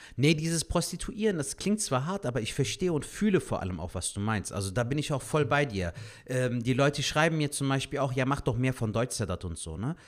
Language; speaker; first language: German; native; German